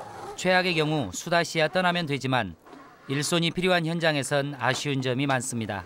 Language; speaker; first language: Korean; native; Korean